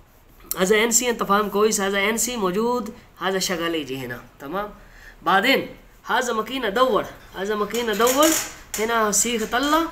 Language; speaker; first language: Arabic; non-native, learner; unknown